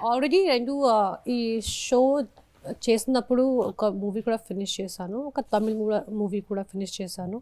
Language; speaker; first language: Telugu; non-native, local second language; Hindi